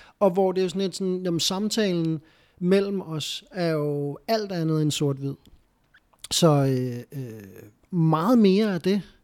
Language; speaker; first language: Danish; early bilingual, other home language; Spanish